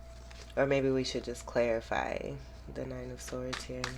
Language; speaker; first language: English; native; English